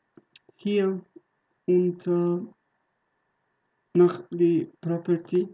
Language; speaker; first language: German; non-native, learner; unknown